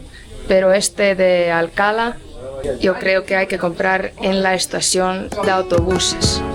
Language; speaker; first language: Spanish; non-native, fluent; Portuguese